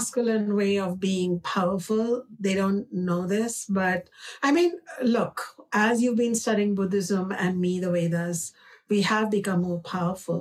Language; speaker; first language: English; non-native, local second language; Hindi